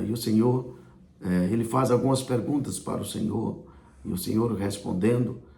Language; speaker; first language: Portuguese; native; Portuguese